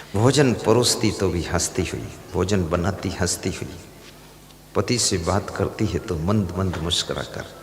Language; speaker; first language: Hindi; native; Hindi